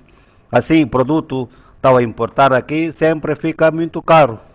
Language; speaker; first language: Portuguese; non-native, learner; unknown